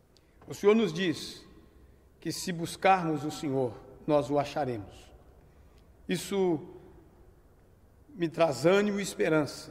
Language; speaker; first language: Portuguese; native; Portuguese